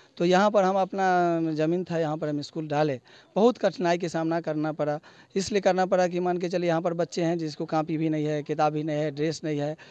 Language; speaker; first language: Hindi; non-native, local second language; Maithili